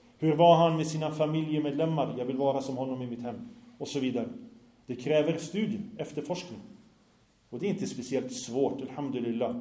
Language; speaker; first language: Swedish; non-native, fluent; Arabic